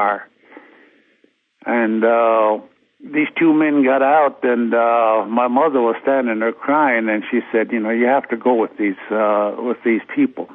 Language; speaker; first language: English; early bilingual, other home language; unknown